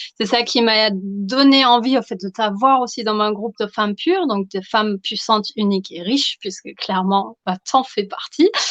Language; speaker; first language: French; non-native, fluent; German